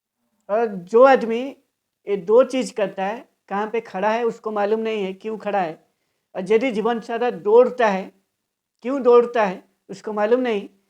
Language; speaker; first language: Hindi; non-native, local second language; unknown